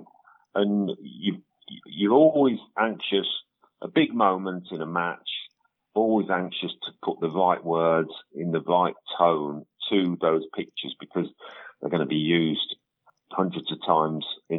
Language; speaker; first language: English; native; English